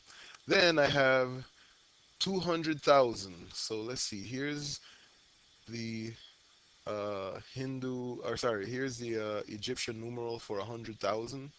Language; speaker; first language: English; native; English